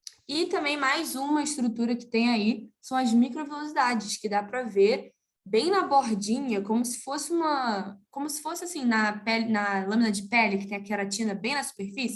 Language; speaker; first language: Portuguese; native; Portuguese